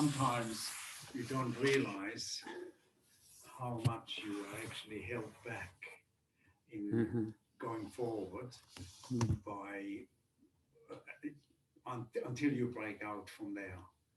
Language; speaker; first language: English; non-native, fluent; Swiss German